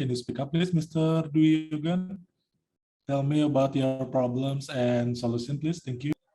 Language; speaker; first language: English; non-native, learner; Indonesian